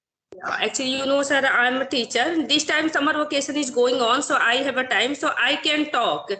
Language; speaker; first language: English; non-native, learner; Hindi